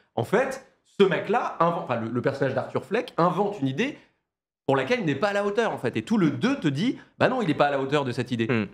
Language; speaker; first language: French; native; French